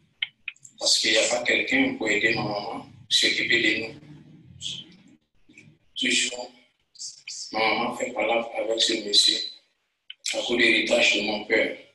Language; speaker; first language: French; non-native, learner; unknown